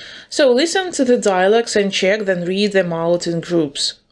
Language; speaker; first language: English; non-native, fluent; Ukrainian